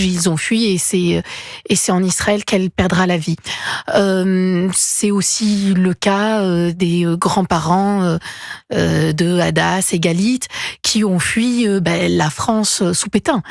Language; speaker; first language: French; native; French